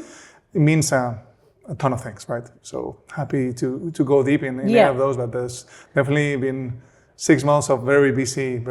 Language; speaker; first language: English; non-native, fluent; Spanish